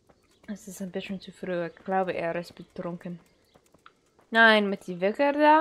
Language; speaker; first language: German; non-native, learner; English